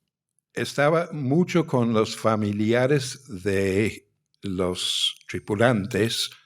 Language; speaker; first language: Spanish; non-native, fluent; English